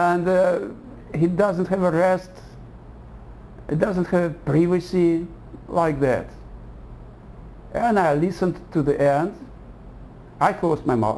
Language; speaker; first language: English; non-native, fluent; Russian